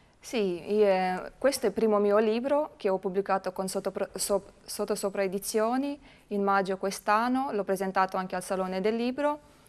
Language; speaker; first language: Italian; non-native, fluent; Romanian